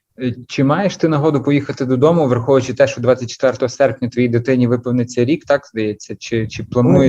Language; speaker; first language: Ukrainian; native; Ukrainian